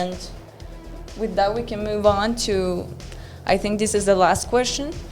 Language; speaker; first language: English; non-native, fluent; Spanish